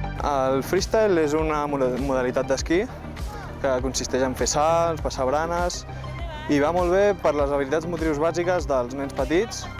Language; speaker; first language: Catalan; native; Catalan